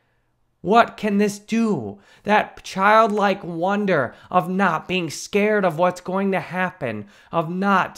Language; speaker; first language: English; native; English